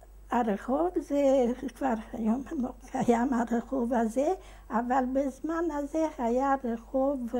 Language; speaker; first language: Hebrew; non-native, fluent; Hungarian